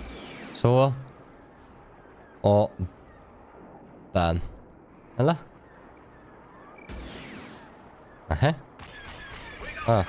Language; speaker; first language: Swedish; native; Swedish